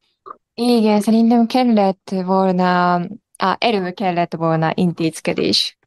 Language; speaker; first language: Hungarian; non-native, fluent; Japanese